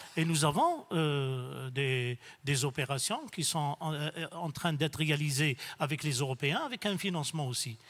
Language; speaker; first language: French; non-native, local second language; Arabic